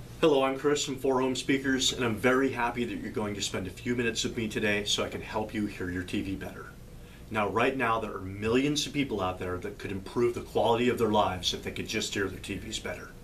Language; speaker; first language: English; native; English